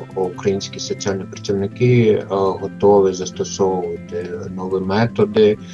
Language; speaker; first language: Ukrainian; non-native, fluent; Latvian